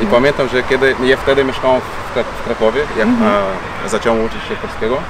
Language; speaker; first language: Polish; non-native, fluent; Portuguese